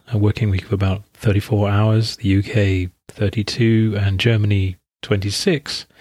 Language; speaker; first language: English; native; English